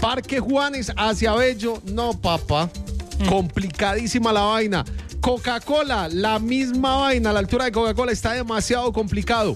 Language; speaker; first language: Spanish; native; Spanish